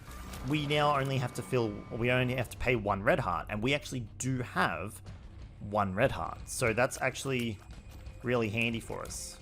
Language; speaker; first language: English; native; English